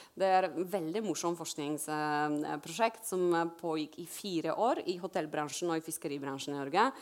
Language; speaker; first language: Norwegian; non-native, fluent; Polish